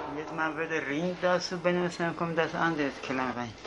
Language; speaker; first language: German; non-native, fluent; Kurdish